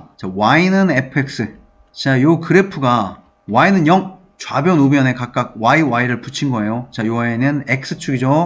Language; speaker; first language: Korean; native; Korean